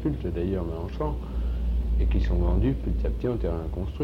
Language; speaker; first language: French; native; French